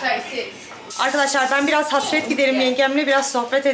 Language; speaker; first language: Turkish; native; Turkish